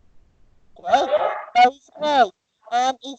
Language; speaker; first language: English; non-native, fluent; Spanish